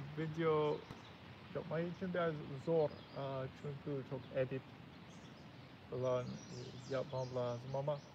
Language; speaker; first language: Turkish; non-native, learner; English